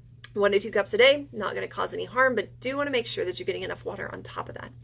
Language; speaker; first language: English; native; English